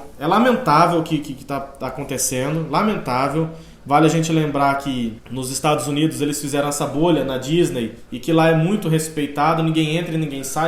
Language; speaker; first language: Portuguese; native; Portuguese